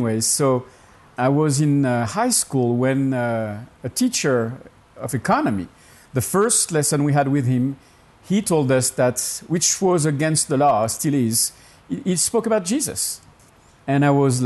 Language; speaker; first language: English; non-native, fluent; French